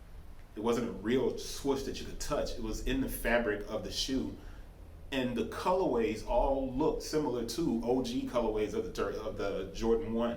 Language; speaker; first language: English; native; English